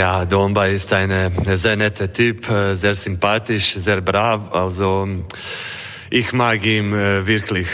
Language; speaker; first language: German; non-native, learner; Croatian